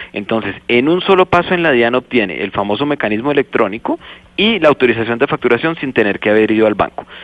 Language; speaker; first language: Spanish; native; Spanish